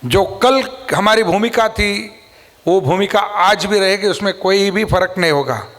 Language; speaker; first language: Hindi; non-native, local second language; Marathi